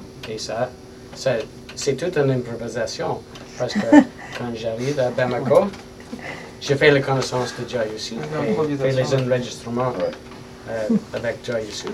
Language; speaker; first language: French; non-native, learner; English